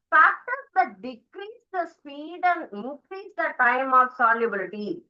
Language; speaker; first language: English; non-native, local second language; Tamil